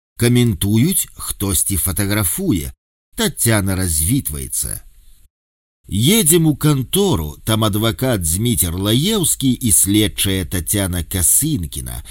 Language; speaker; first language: Belarusian; native; Belarusian